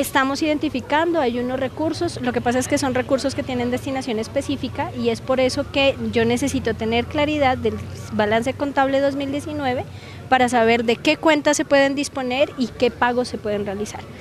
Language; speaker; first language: Spanish; native; Spanish